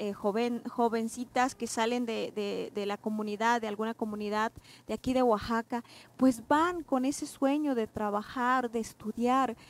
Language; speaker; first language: Spanish; non-native, local second language; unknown